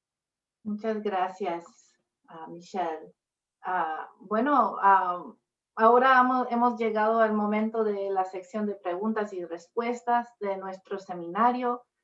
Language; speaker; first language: Spanish; non-native, fluent; English